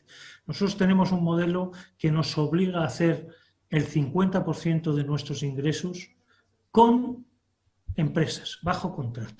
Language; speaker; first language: Spanish; native; Spanish